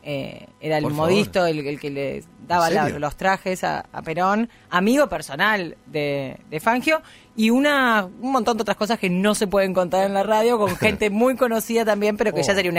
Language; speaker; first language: Spanish; native; Spanish